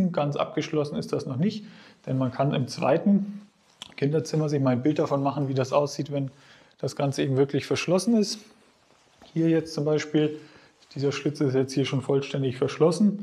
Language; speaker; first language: German; native; German